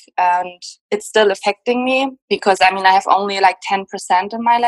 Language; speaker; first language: English; non-native, fluent; German